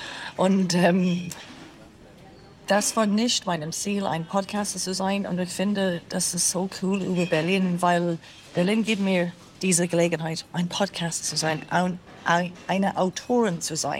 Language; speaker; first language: German; non-native, learner; English